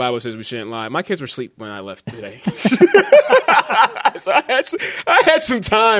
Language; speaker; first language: English; native; English